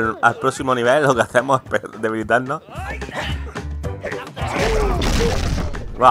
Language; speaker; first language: Spanish; native; Spanish